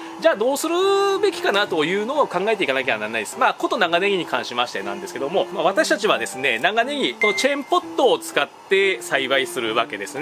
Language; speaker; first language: Japanese; native; Japanese